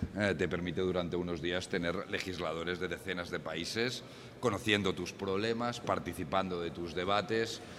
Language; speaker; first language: Spanish; native; Spanish